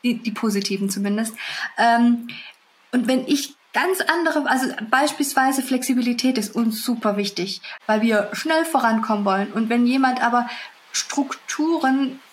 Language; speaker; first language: German; early bilingual, other home language; Russian